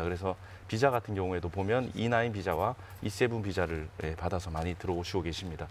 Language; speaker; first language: Korean; native; Korean